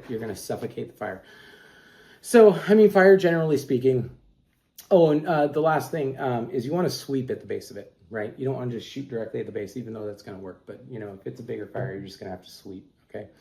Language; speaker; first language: English; native; English